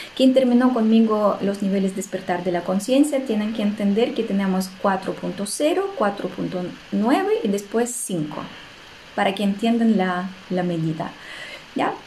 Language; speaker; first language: Spanish; non-native, fluent; Russian